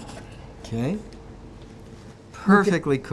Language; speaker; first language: English; native; English